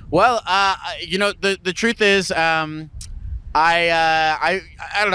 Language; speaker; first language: English; native; English